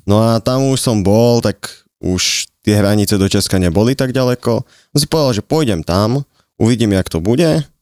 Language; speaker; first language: Slovak; native; Slovak